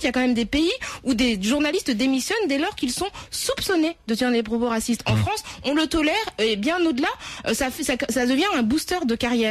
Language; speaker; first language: French; native; French